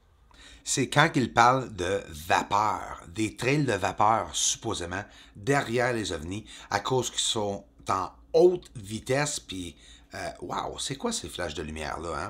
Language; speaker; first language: French; native; French